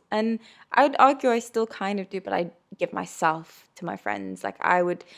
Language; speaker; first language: English; early bilingual, other home language; Urdu